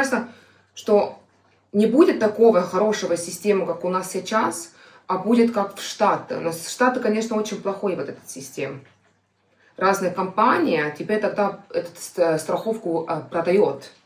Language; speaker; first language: Russian; non-native, fluent; Estonian